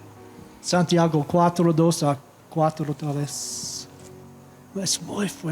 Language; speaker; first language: Spanish; non-native, fluent; English